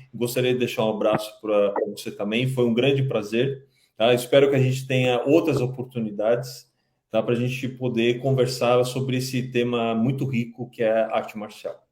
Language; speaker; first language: Portuguese; early bilingual, other home language; Kabuverdianu